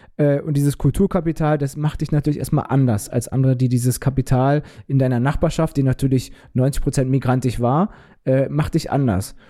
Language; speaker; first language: German; early bilingual, other home language; Turkish